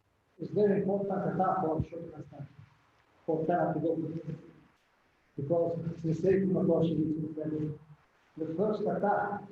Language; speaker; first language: English; non-native, learner; Italian